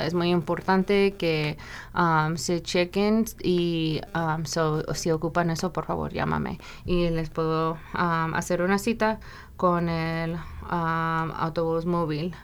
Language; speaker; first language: Spanish; early bilingual, other home language; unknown